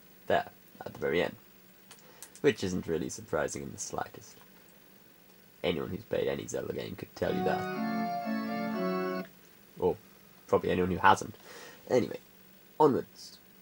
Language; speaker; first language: English; native; English